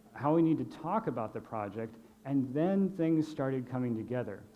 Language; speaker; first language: English; native; English